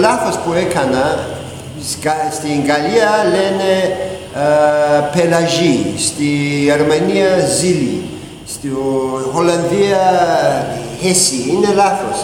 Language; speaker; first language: Greek; non-native, learner; English